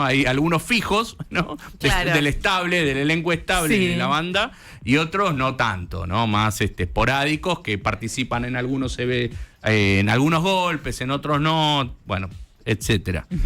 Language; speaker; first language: Spanish; native; Spanish